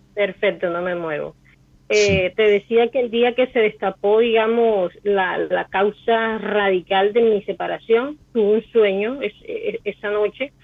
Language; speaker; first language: Spanish; native; Spanish